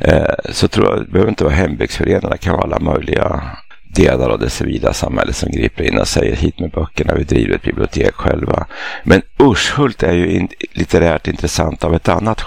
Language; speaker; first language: Swedish; native; Swedish